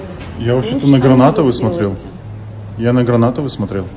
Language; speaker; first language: Russian; native; Russian